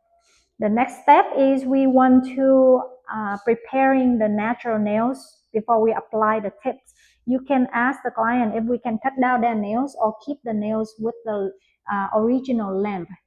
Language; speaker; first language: English; non-native, fluent; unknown